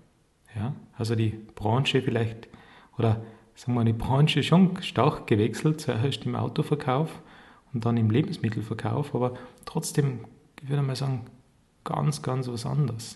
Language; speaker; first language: German; native; German